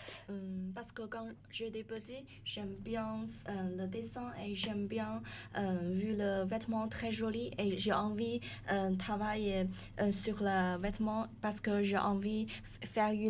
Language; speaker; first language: French; non-native, learner; Chinese